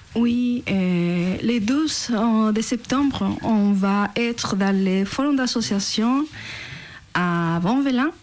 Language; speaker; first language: French; non-native, learner; Spanish